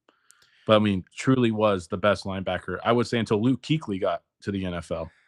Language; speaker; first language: English; native; English